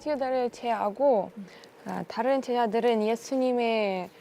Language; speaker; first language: Korean; non-native, fluent; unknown